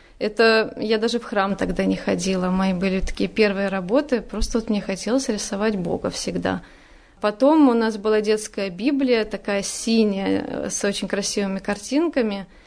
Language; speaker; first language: Russian; native; Russian